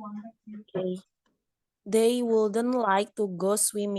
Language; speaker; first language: English; non-native, learner; Indonesian